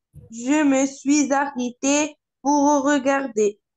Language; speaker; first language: French; non-native, learner; Arabic